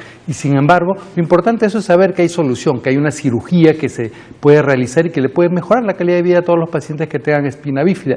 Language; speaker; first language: Spanish; native; Spanish